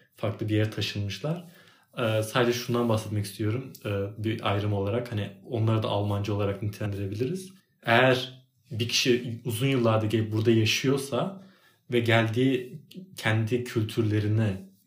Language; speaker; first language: Turkish; native; Turkish